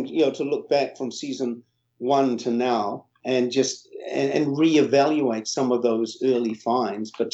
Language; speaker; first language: English; native; English